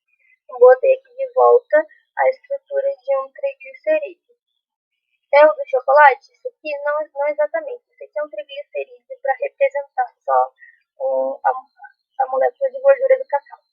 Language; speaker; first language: Portuguese; native; Portuguese